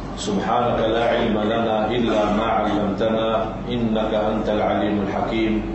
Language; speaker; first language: Malay; non-native, fluent; Arabic